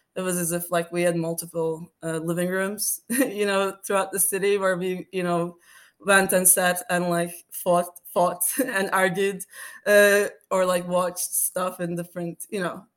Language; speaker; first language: English; non-native, fluent; Turkish